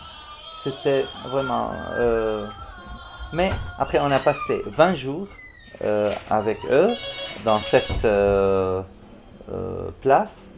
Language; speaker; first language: French; non-native, fluent; Arabic